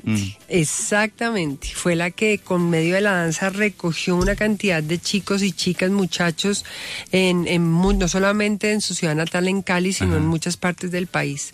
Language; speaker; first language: Spanish; native; Spanish